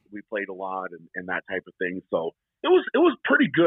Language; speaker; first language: English; native; English